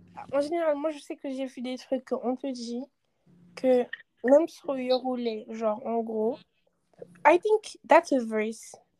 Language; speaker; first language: French; non-native, local second language; Wolof